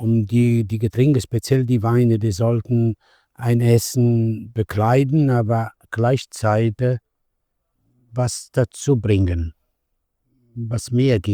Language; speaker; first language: German; non-native, fluent; Italian